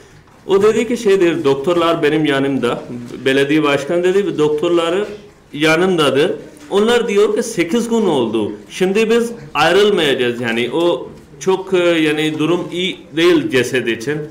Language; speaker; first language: Turkish; non-native, learner; Urdu